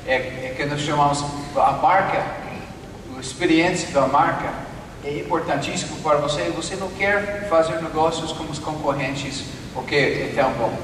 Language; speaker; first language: Portuguese; non-native, fluent; English